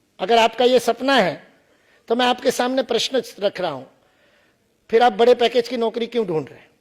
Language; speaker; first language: Hindi; non-native, local second language; Marathi